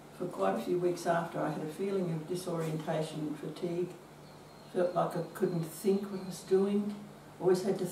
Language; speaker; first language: English; native; English